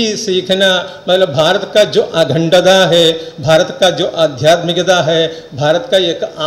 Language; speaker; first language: Hindi; non-native, local second language; Malayalam